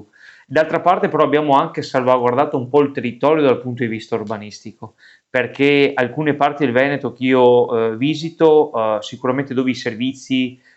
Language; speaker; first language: Italian; native; Italian